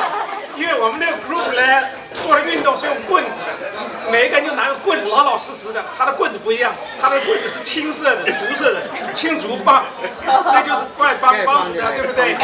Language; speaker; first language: Chinese; native; Chinese